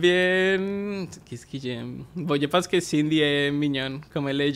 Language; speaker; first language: French; non-native, fluent; Spanish